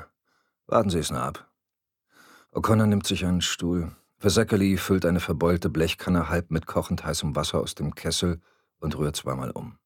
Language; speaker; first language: German; native; German